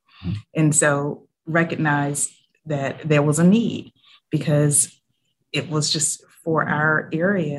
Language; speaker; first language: English; native; English